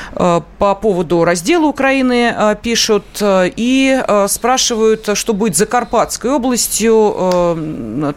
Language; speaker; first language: Russian; native; Russian